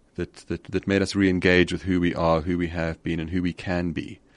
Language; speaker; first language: English; native; English